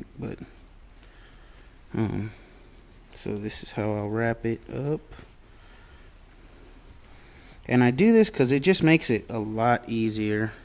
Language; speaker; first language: English; native; English